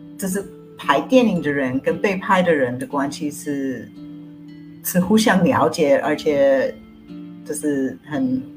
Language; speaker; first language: Chinese; non-native, fluent; English